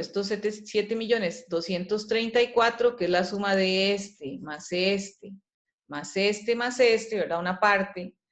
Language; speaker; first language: Spanish; native; Spanish